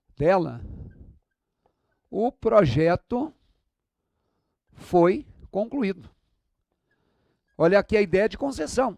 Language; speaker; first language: Portuguese; native; Portuguese